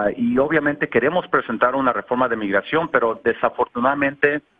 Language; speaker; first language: Spanish; native; Spanish